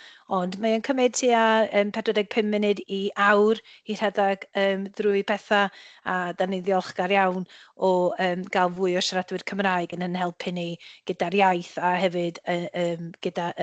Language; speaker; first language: Welsh; native; Welsh